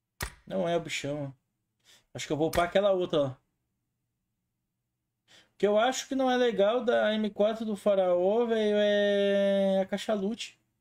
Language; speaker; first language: Portuguese; native; Portuguese